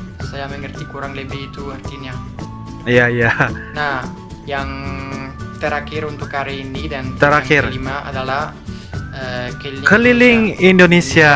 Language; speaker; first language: Indonesian; non-native, fluent; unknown